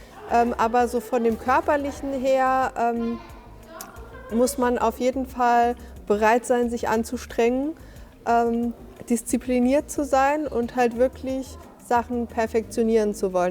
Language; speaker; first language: German; native; German